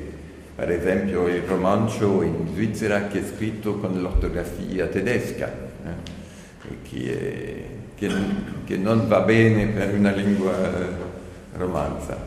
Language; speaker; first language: Italian; non-native, learner; French